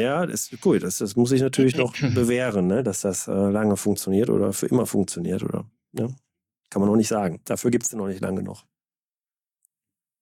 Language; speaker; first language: German; native; German